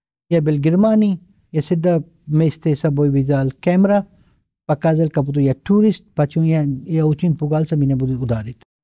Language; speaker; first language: Russian; non-native, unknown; Hindi